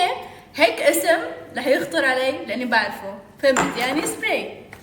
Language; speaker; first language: Arabic; native; Arabic